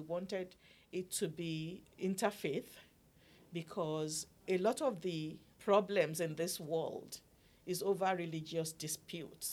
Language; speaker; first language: English; non-native, local second language; Yoruba